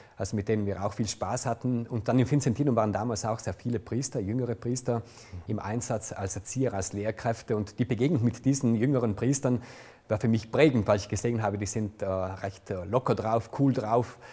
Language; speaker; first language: German; non-native, local second language; Ladin